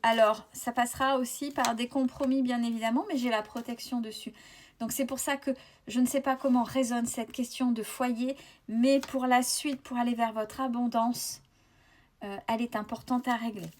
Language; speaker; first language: French; native; French